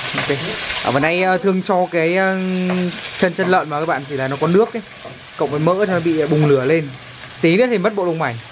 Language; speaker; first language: Vietnamese; non-native, local second language; Hmong